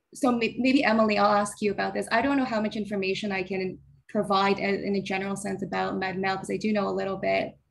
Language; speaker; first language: English; early bilingual, other home language; Chinese